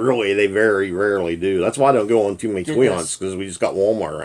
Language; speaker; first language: English; native; English